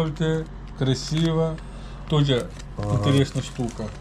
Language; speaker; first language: Russian; non-native, learner; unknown